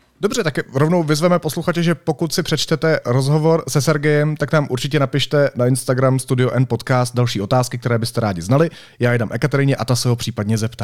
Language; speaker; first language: Czech; native; Czech